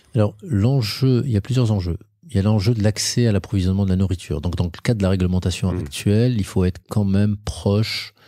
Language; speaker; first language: French; non-native, local second language; Arabic